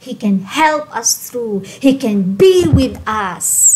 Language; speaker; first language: English; non-native, local second language; Filipino